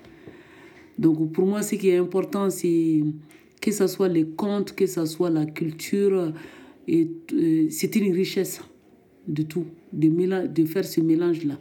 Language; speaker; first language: French; non-native, local second language; Soninke